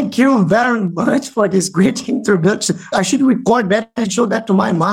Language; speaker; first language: English; non-native, fluent; Portuguese